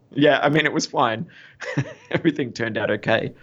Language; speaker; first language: English; native; English